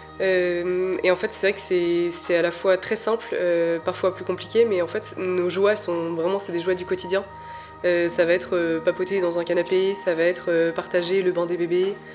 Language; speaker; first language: French; native; French